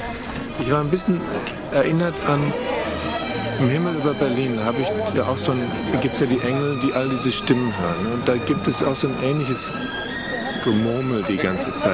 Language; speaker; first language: German; native; German